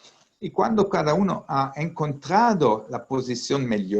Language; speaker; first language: Spanish; non-native, fluent; Italian